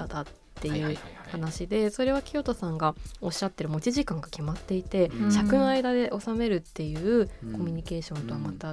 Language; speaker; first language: Japanese; native; Japanese